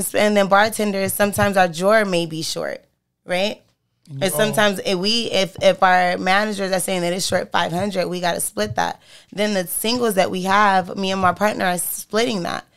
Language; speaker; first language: English; native; English